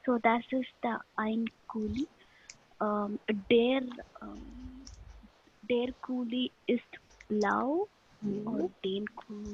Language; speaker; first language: German; non-native, learner; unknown